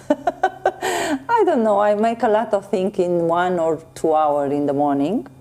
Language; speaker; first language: English; non-native, learner; Romanian